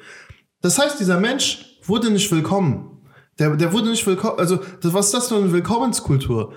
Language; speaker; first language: German; native; German